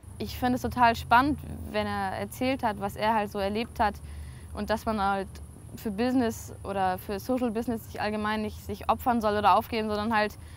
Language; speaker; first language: German; native; German